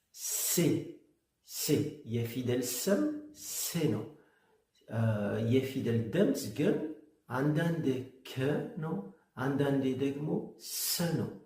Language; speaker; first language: Amharic; non-native, learner; French